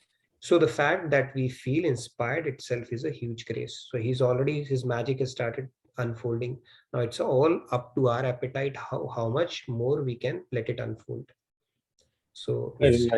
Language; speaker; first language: English; non-native, local second language; Hindi